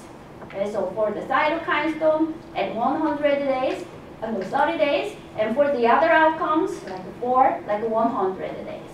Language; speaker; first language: English; non-native, fluent; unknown